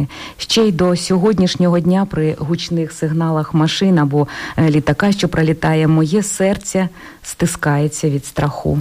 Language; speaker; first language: Ukrainian; native; Ukrainian